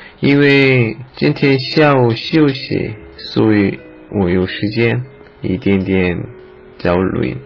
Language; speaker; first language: Chinese; non-native, learner; Korean